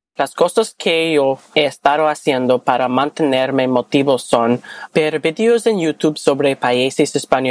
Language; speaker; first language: Spanish; non-native, learner; English